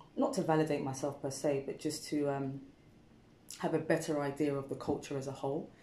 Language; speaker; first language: English; native; English